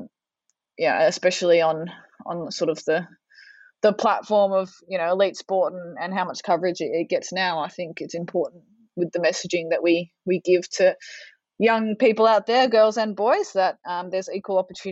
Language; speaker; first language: English; native; English